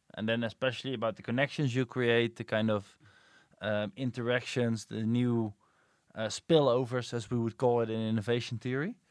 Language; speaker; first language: English; non-native, fluent; Dutch